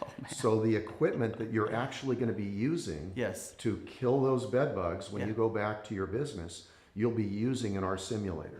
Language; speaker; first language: English; native; English